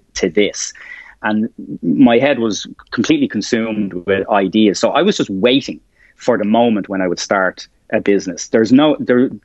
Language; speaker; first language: English; native; English